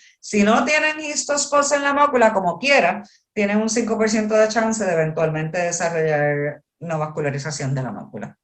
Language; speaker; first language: Spanish; native; Spanish